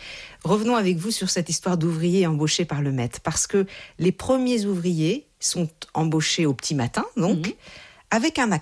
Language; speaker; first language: French; native; French